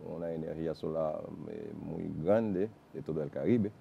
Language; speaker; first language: Spanish; non-native, fluent; Haitian Creole